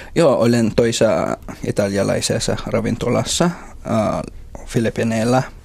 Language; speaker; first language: Finnish; non-native, fluent; Filipino